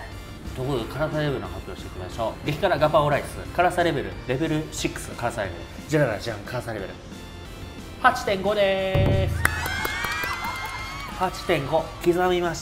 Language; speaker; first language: Japanese; native; Japanese